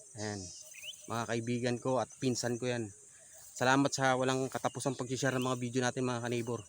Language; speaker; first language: Filipino; native; Filipino